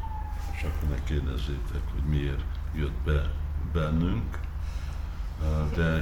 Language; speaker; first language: Hungarian; early bilingual, heritage; Hungarian